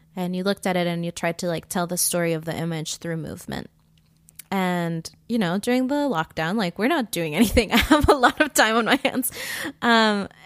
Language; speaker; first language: English; early bilingual, other home language; Spanish